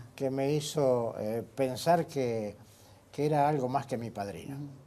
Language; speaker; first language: Spanish; native; Spanish